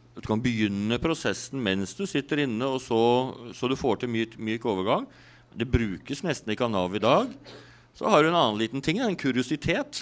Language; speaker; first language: Norwegian; native; Norwegian